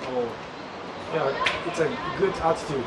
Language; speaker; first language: English; non-native, learner; Japanese